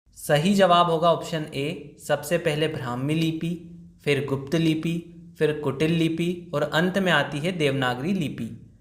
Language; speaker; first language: Hindi; native; Hindi